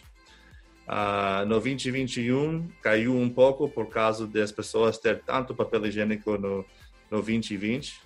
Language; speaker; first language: Portuguese; non-native, fluent; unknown